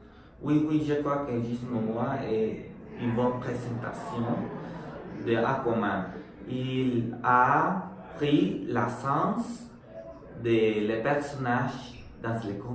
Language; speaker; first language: French; non-native, learner; Spanish